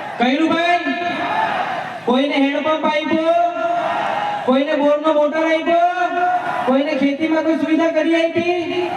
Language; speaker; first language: Gujarati; native; Gujarati